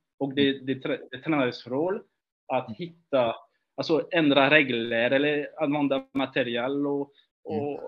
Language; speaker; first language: Swedish; non-native, fluent; French